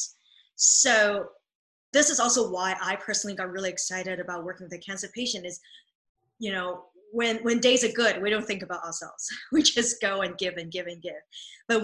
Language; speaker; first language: English; non-native, local second language; Cantonese